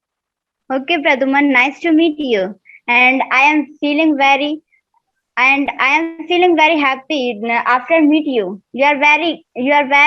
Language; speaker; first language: English; non-native, learner; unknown